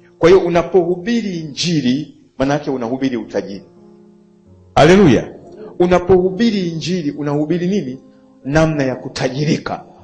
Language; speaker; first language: Swahili; native; Swahili